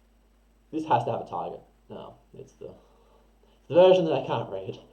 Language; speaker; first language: English; native; English